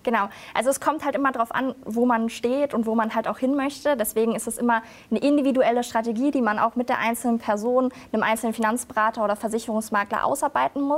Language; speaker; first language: German; native; German